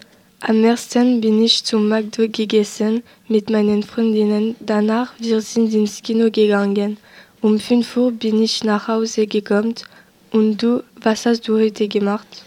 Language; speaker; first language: German; non-native, learner; French